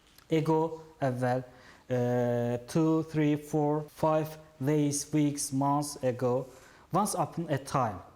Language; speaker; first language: English; non-native, fluent; Azerbaijani